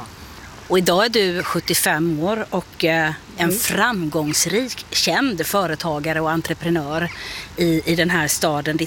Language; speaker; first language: Swedish; native; Swedish